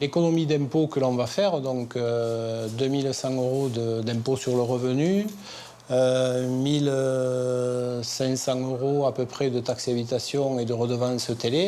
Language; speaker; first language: French; native; French